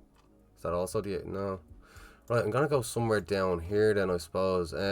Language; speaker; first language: English; native; English